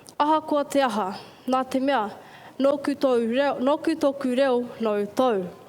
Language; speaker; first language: Māori; native; Māori